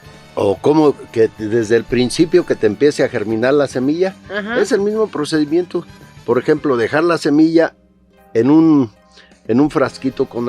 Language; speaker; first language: Spanish; native; Spanish